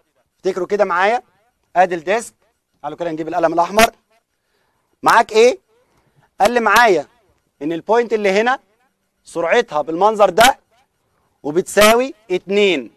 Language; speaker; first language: Arabic; native; Arabic